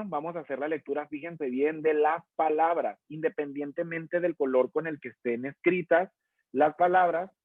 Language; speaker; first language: Spanish; native; Spanish